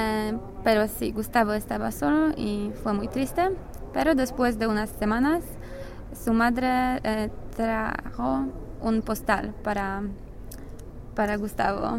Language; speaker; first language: Spanish; non-native, learner; English